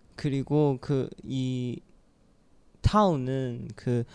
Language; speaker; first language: Korean; non-native, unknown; Chinese